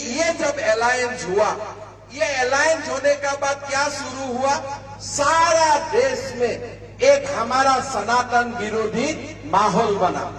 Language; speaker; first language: Hindi; non-native, local second language; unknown